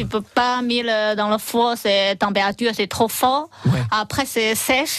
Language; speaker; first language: French; non-native, learner; Chinese